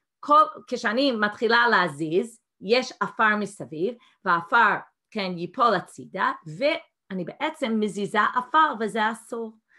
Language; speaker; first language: Hebrew; non-native, fluent; English